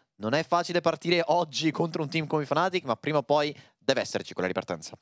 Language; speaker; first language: Italian; native; Italian